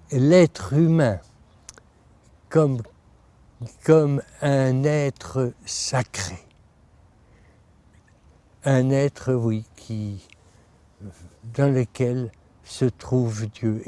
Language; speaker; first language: French; native; French